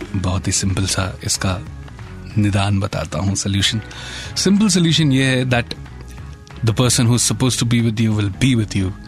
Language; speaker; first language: Hindi; native; Hindi